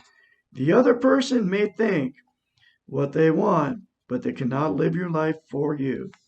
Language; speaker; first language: English; native; English